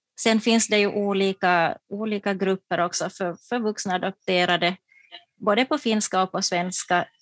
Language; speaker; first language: Swedish; native; Swedish